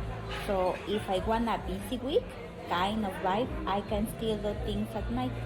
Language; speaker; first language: English; non-native, learner; Spanish